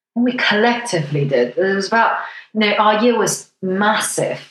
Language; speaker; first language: English; non-native, local second language; Cantonese